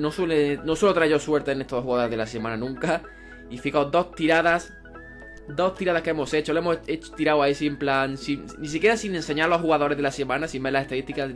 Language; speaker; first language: Spanish; native; Spanish